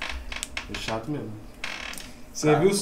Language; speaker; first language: Portuguese; native; Portuguese